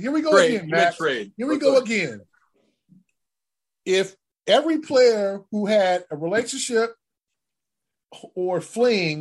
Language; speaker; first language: English; native; English